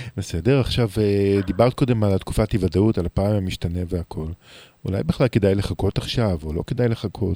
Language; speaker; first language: Hebrew; native; Hebrew